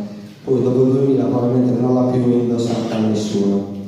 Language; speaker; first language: Italian; native; Italian